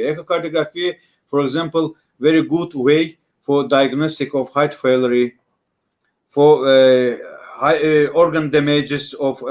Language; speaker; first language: English; non-native, learner; Russian